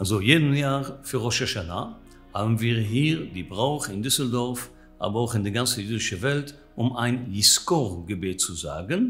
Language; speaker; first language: German; non-native, fluent; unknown